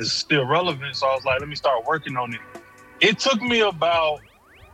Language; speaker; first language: English; native; English